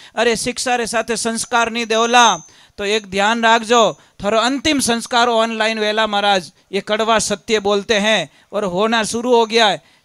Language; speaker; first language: Hindi; native; Hindi